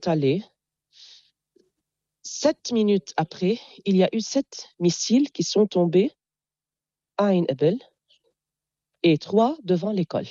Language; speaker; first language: French; non-native, local second language; Arabic